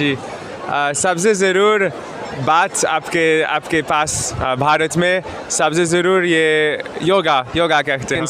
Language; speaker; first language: Hindi; non-native, learner; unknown